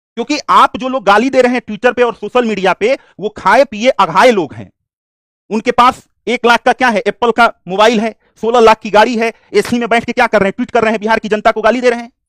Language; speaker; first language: Hindi; native; Hindi